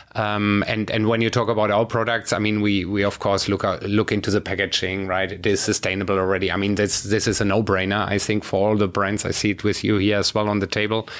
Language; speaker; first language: English; non-native, fluent; German